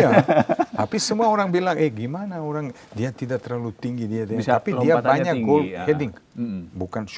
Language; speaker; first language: Indonesian; non-native, learner; Serbian